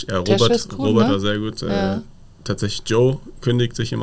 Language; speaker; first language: German; native; German